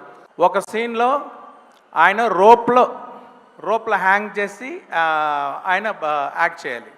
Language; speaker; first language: Telugu; non-native, local second language; Tamil